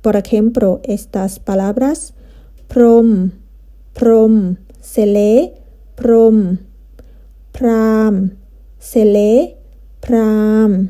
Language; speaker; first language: Spanish; non-native, fluent; Thai